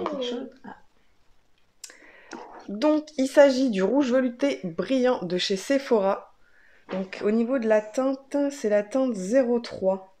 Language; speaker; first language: French; native; French